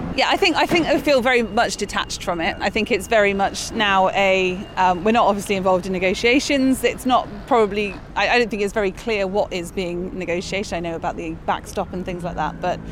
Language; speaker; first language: English; native; English